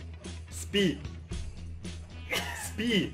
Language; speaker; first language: Russian; native; Russian